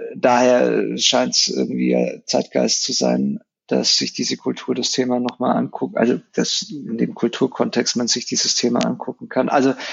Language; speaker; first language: German; early bilingual, other home language; Spanish